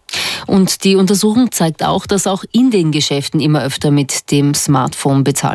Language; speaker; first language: German; native; German